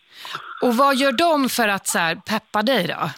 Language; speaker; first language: Swedish; native; Swedish